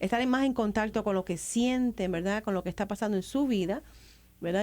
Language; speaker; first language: Spanish; native; Spanish